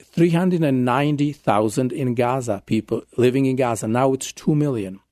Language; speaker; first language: English; non-native, fluent; Czech